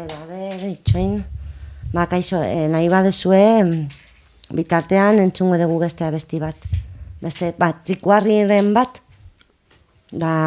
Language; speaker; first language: Basque; non-native, local second language; Spanish